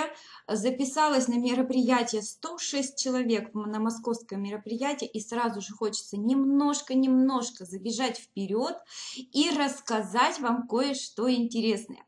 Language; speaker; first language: Russian; native; Russian